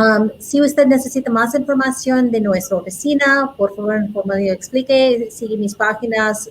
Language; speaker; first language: Spanish; non-native, learner; English